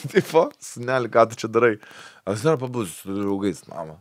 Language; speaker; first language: Lithuanian; native; Lithuanian